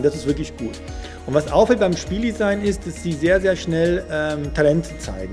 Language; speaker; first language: German; native; German